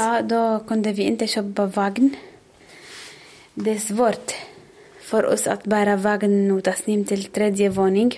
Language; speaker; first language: Swedish; non-native, learner; Arabic